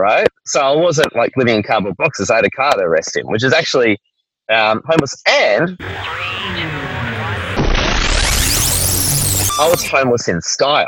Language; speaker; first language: English; native; English